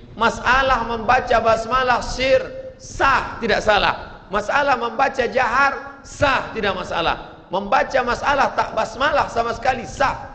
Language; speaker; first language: Malay; native; Malay